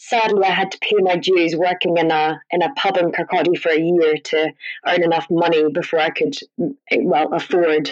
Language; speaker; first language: English; native; English